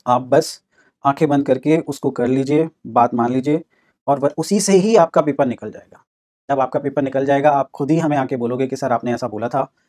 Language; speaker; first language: Hindi; native; Hindi